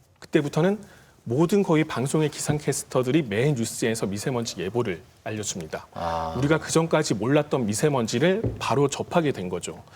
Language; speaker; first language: Korean; native; Korean